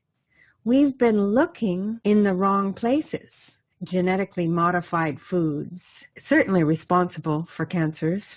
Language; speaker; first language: English; native; English